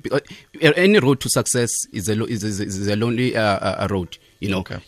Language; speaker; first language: English; non-native, local second language; Xhosa